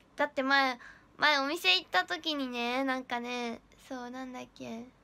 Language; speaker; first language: Japanese; native; Japanese